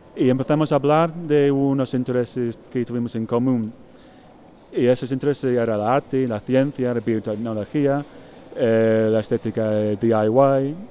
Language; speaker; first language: Spanish; non-native, fluent; English